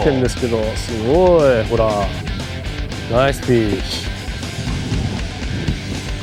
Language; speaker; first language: Japanese; native; Japanese